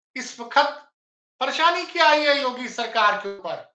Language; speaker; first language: Hindi; native; Hindi